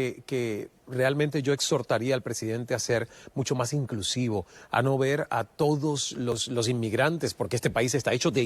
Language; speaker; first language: Spanish; native; Spanish